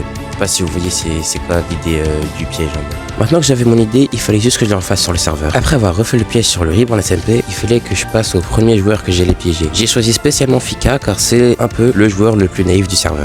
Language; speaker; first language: French; native; French